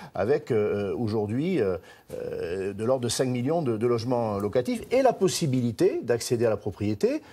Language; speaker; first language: French; native; French